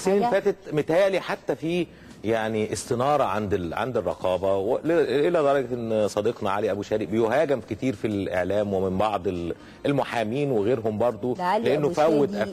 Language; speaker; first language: Arabic; native; Arabic